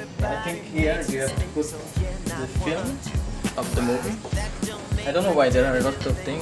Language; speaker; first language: English; non-native, fluent; Italian